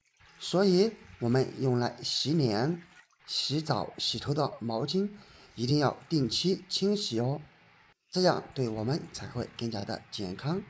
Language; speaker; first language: Chinese; native; Chinese